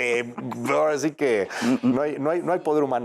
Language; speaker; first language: Spanish; native; Spanish